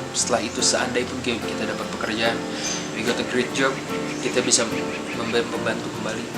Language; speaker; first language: Indonesian; non-native, fluent; Arabic